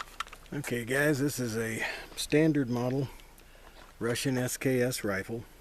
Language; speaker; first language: English; native; English